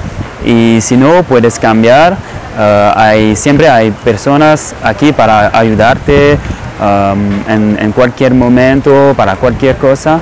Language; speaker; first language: Spanish; non-native, fluent; French